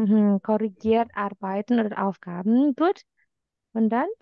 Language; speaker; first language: German; non-native, fluent; Indonesian